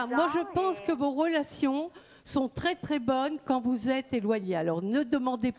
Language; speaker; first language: French; native; French